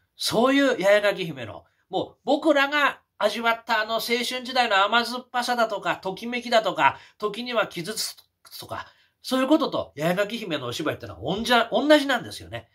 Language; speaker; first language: Japanese; native; Japanese